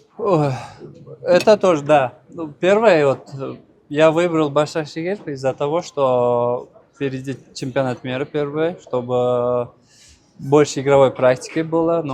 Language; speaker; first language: Russian; non-native, local second language; Uzbek